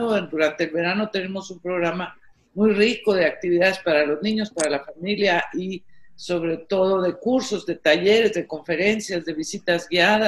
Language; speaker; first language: Spanish; native; Spanish